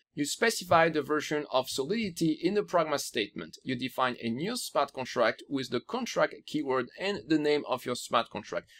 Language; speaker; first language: English; non-native, fluent; French